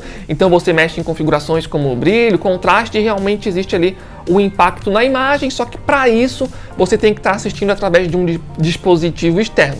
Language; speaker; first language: Portuguese; native; Portuguese